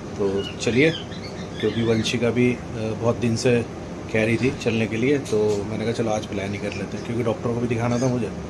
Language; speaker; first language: Hindi; native; Hindi